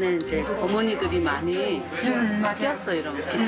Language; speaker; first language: Korean; native; Korean